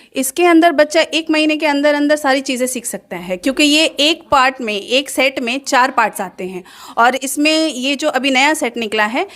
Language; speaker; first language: Hindi; native; Hindi